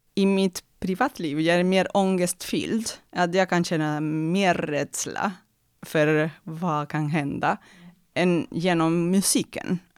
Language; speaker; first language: Swedish; non-native, fluent; Spanish